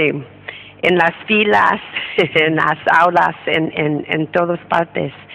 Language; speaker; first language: Spanish; non-native, fluent; English